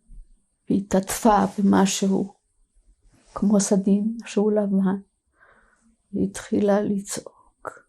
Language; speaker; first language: Hebrew; non-native, fluent; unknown